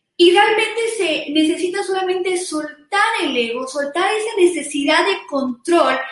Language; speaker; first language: Spanish; early bilingual, heritage; Spanish